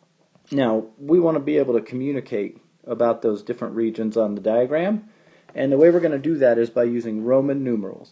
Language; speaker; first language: English; native; English